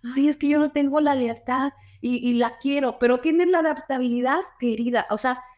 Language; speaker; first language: Spanish; native; Spanish